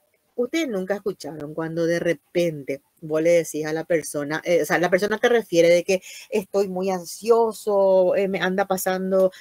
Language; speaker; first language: Spanish; native; Spanish